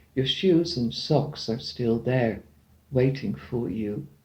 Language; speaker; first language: English; non-native, fluent; Dutch